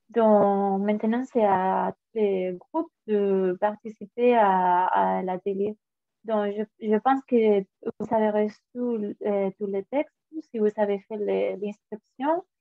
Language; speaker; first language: French; non-native, fluent; Spanish